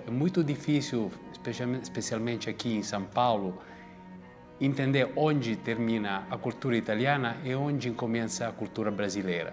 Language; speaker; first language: Portuguese; non-native, fluent; Italian